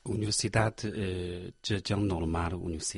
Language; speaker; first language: Portuguese; non-native, fluent; Chinese